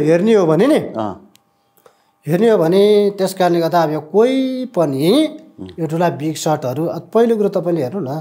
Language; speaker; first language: Nepali; native; Nepali